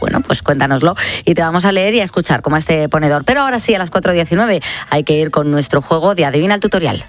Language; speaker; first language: Spanish; native; Spanish